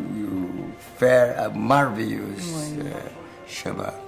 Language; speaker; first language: English; non-native, learner; French